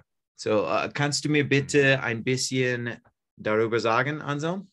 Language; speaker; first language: German; non-native, learner; English